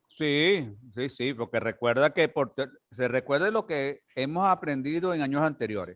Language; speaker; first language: Spanish; native; Spanish